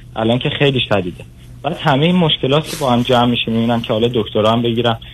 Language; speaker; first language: Persian; native; Persian